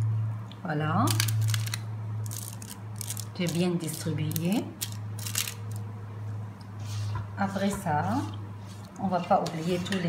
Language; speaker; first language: French; non-native, fluent; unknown